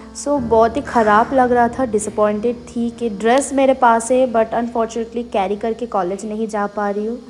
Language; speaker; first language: Hindi; non-native, local second language; Bangla